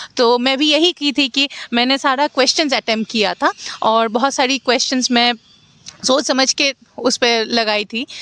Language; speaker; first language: Hindi; non-native, local second language; Assamese